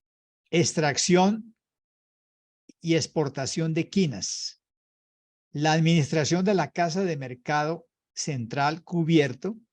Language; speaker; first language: Spanish; native; Spanish